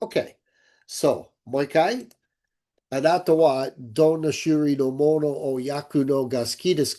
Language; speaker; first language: Japanese; non-native, learner; English